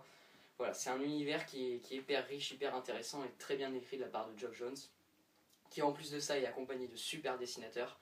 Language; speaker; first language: French; native; French